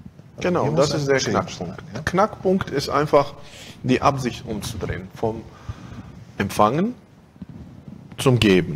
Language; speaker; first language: German; non-native, fluent; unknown